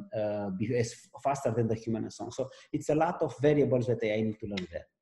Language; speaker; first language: English; non-native, fluent; Romanian